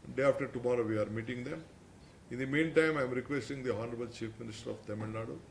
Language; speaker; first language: English; non-native, local second language; Kannada